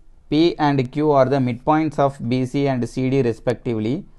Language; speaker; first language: English; non-native, local second language; Tamil